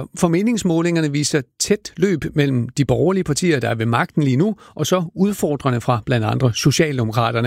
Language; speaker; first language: Danish; native; Danish